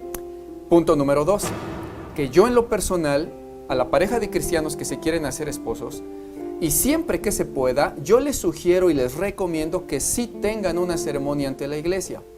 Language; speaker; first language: Spanish; native; Spanish